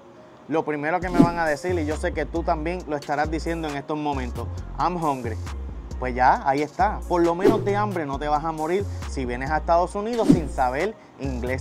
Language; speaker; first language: Spanish; native; Spanish